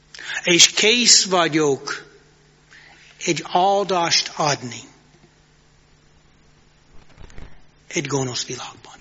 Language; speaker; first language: Hungarian; non-native, fluent; English